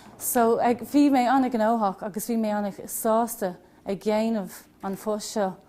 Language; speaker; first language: Irish; non-native, local second language; English